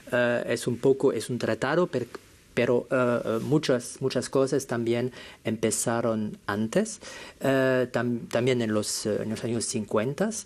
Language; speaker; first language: Spanish; non-native, fluent; French